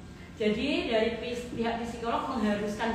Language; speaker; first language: Indonesian; native; Indonesian